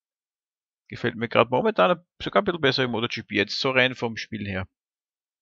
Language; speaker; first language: German; native; German